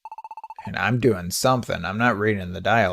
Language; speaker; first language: English; native; English